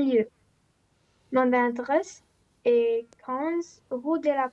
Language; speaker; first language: French; non-native, learner; Romanian